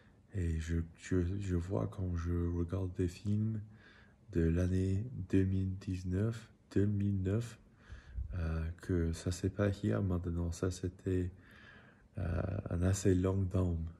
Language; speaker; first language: French; non-native, learner; English